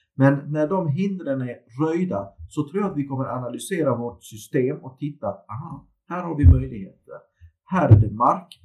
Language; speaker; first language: Swedish; early bilingual, other home language; Turkish